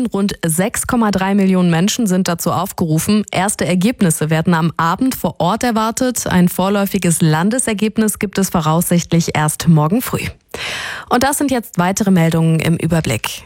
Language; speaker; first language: German; native; German